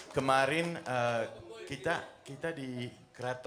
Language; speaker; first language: Indonesian; non-native, fluent; French